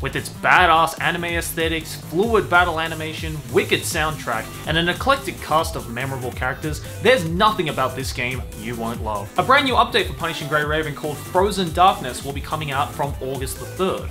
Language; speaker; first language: English; native; English